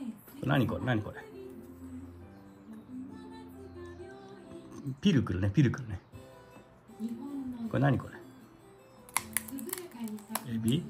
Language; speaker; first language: Japanese; native; Japanese